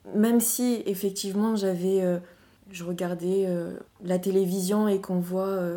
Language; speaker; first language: French; non-native, local second language; Malagasy